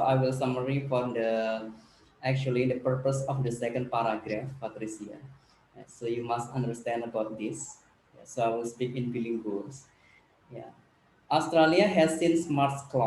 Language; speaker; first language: English; non-native, learner; Indonesian